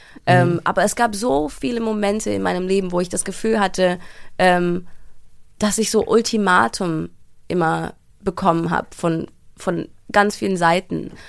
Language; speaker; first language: German; early bilingual, heritage; English